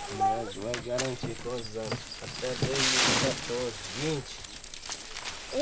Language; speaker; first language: Portuguese; non-native, local second language; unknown